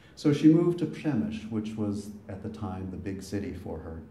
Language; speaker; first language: English; native; English